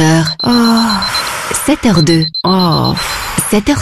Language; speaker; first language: French; native; French